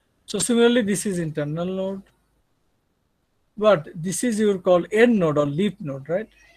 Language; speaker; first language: English; non-native, local second language; Bangla